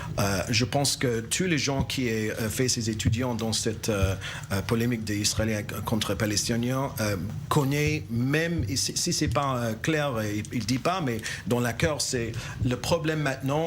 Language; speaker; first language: French; non-native, learner; English